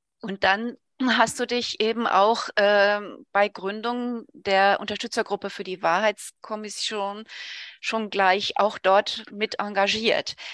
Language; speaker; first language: German; native; German